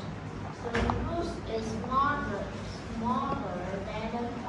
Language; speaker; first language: English; non-native, learner; Vietnamese